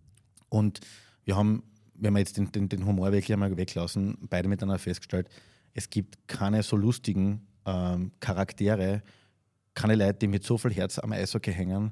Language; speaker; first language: German; native; German